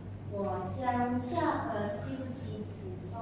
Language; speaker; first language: Chinese; non-native, learner; Indonesian